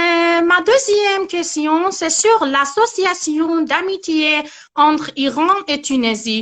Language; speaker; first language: French; non-native, learner; Persian